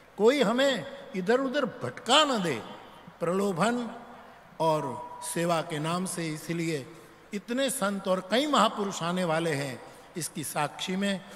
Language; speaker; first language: Hindi; non-native, local second language; Gujarati